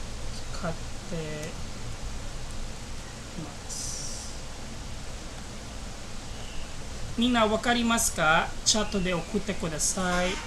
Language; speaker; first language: Japanese; non-native, fluent; Filipino